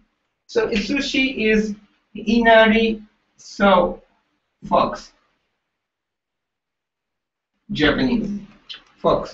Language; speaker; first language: English; non-native, learner; Japanese